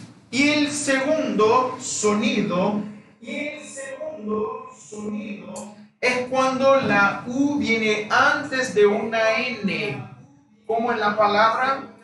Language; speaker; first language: Spanish; non-native, fluent; Portuguese